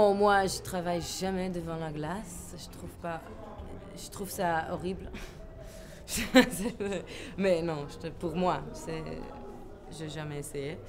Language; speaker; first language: French; non-native, fluent; Hebrew